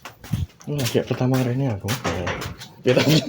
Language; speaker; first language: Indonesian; non-native, local second language; Javanese